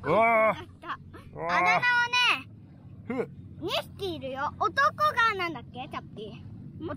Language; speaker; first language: Japanese; native; Japanese